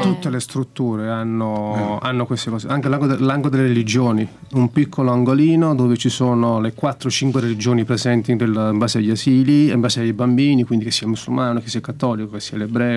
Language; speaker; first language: Italian; native; Italian